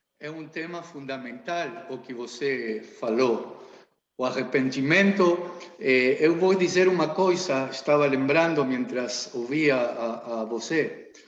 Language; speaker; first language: Portuguese; non-native, learner; Spanish